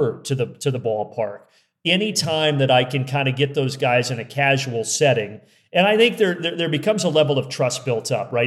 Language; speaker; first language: English; native; English